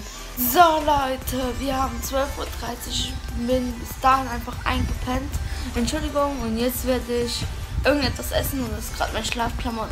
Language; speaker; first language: German; early bilingual, other home language; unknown